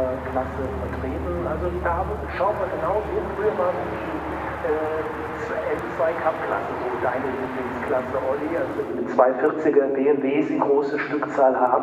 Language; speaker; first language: German; native; German